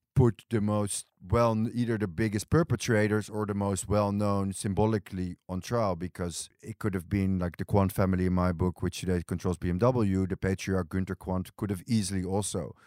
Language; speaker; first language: English; non-native, fluent; Dutch